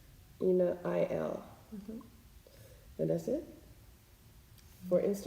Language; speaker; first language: English; native; English